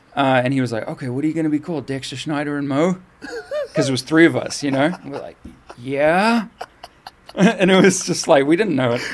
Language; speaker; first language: English; native; English